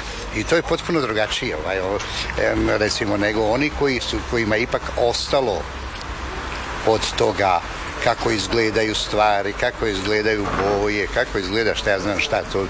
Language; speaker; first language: Serbian; native; Serbian